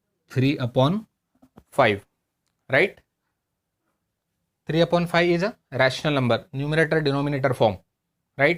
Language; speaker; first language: English; non-native, local second language; Hindi